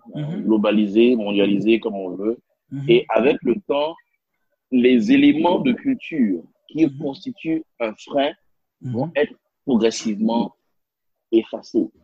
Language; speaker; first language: French; non-native, local second language; Spanish